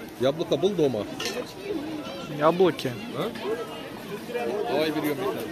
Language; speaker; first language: Russian; non-native, learner; Turkish